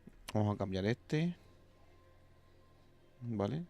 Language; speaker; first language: Spanish; native; Spanish